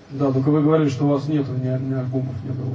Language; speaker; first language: Russian; native; Russian